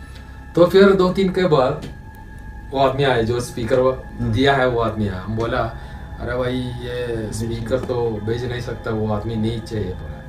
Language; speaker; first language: Hindi; non-native, local second language; Malayalam